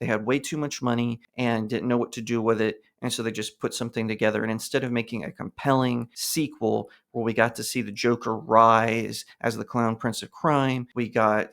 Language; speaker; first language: English; native; English